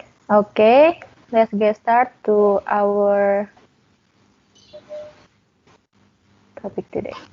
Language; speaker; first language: English; non-native, learner; Indonesian